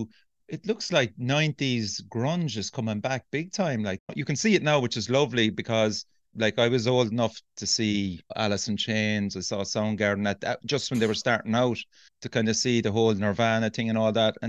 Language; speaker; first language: English; native; English